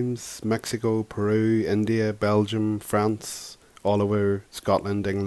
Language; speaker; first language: English; native; English